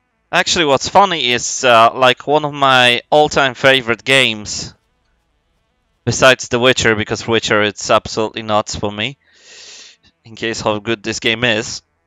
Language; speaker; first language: English; non-native, fluent; Polish